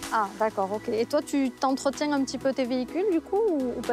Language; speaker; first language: French; native; French